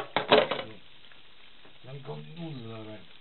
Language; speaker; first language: German; non-native, fluent; Italian